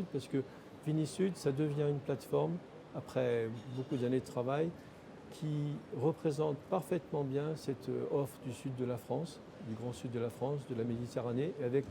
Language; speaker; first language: French; native; French